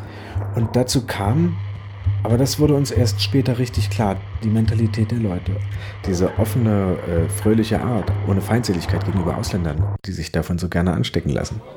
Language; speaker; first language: German; native; German